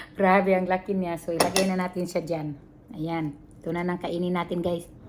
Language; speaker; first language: Filipino; non-native, local second language; Cebuano